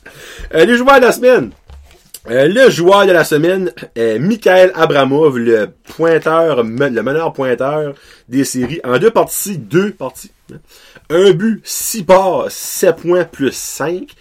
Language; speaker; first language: French; native; French